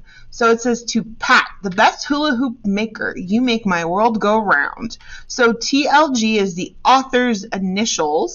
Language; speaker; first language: English; native; English